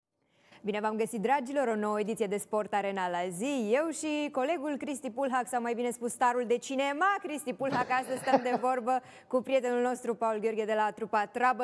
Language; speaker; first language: Romanian; native; Romanian